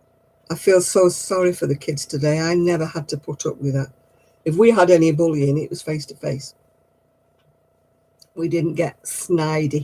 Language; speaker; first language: English; native; English